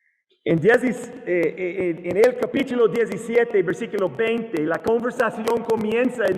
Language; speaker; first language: Spanish; non-native, learner; English